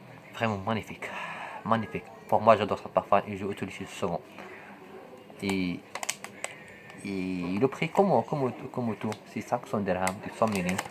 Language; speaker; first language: French; non-native, local second language; Arabic